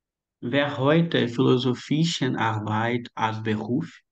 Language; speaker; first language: German; non-native, learner; Portuguese